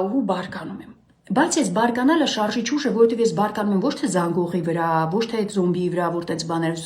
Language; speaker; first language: Armenian; native; Armenian